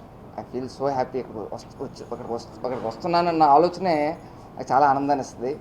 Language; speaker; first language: Telugu; native; Telugu